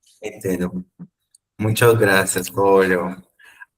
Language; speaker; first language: Spanish; non-native, learner; Portuguese